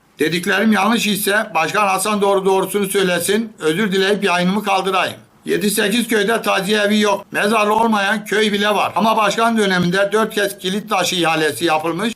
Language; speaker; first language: Turkish; native; Turkish